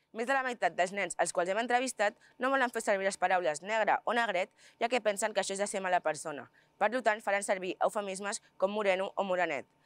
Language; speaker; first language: Catalan; early bilingual, other home language; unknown